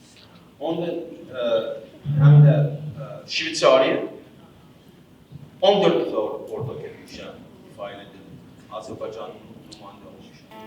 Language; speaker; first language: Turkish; non-native, learner; Azerbaijani